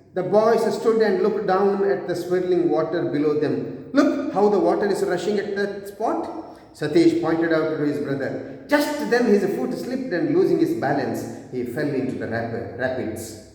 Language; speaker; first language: English; non-native, local second language; Kannada